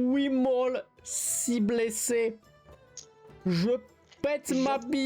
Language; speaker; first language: French; native; French